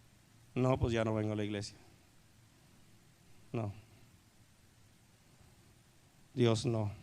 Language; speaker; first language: Spanish; native; Spanish